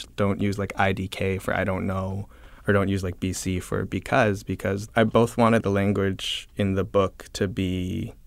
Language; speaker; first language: English; early bilingual, other home language; Chinese